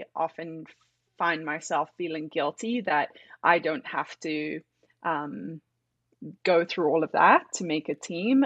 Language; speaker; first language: English; native; English